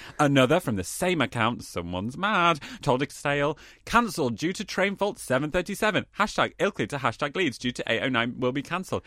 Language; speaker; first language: English; native; English